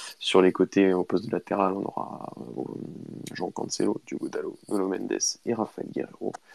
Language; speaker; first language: French; native; French